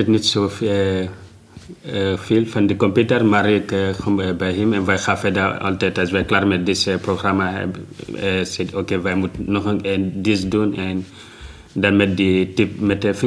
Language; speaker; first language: Dutch; non-native, learner; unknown